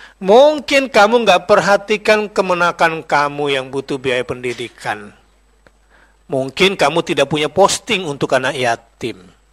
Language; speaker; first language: Indonesian; non-native, local second language; Madurese